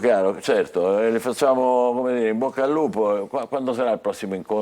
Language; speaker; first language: Italian; native; Italian